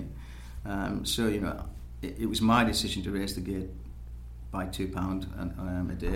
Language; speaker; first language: English; native; English